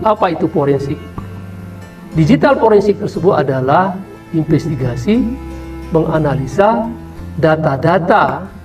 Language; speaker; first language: Indonesian; native; Indonesian